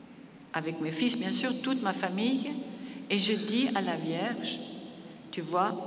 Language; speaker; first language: French; non-native, fluent; Greek